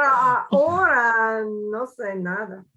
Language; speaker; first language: Spanish; non-native, learner; English